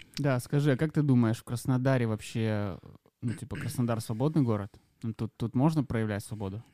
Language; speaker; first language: Russian; native; Russian